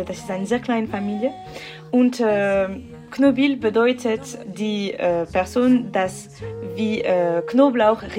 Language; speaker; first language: German; non-native, learner; French